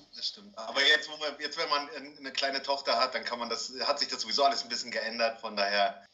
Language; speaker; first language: German; native; German